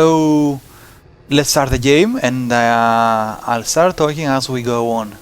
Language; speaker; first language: English; non-native, fluent; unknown